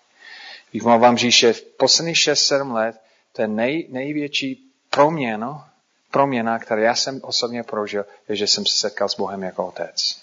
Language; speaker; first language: Czech; non-native, fluent; English